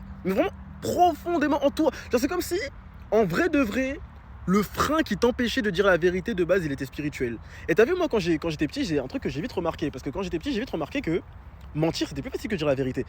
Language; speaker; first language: French; native; French